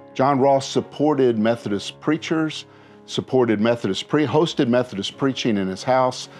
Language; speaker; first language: English; native; English